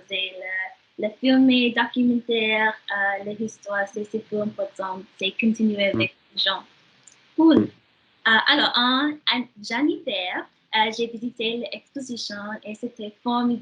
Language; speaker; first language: French; non-native, learner; English